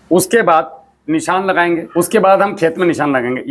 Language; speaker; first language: Hindi; native; Hindi